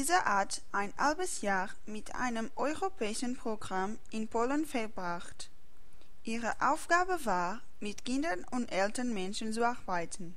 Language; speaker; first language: German; non-native, learner; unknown